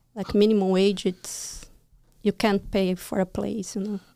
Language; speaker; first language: English; non-native, fluent; Portuguese